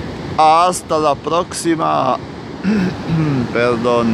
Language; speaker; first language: Spanish; non-native, fluent; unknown